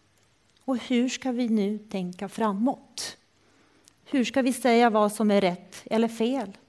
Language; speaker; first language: Swedish; non-native, fluent; Croatian